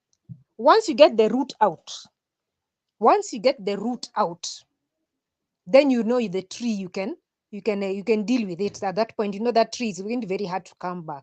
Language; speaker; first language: English; non-native, local second language; Swahili